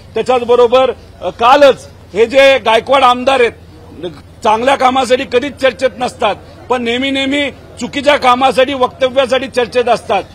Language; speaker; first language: Marathi; native; Marathi